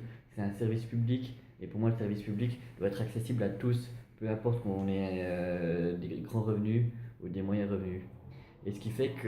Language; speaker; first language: French; native; French